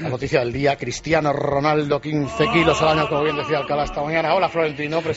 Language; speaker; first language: Spanish; native; Spanish